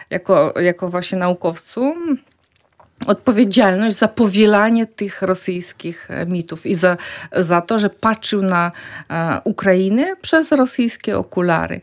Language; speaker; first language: Polish; non-native, fluent; Ukrainian